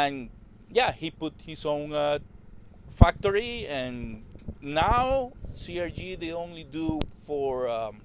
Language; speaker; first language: English; non-native, learner; Spanish